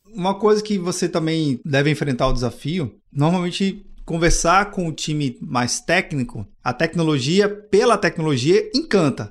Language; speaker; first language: Portuguese; native; Portuguese